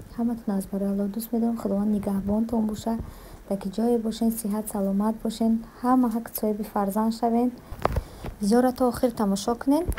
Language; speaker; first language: Tajik; early bilingual, heritage; Tajik